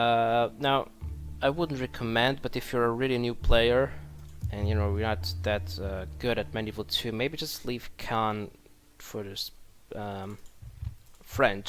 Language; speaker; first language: English; non-native, fluent; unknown